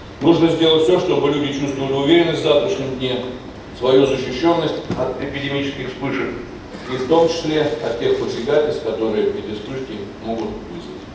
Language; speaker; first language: Russian; native; Russian